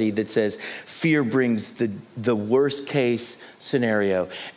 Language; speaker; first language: English; native; English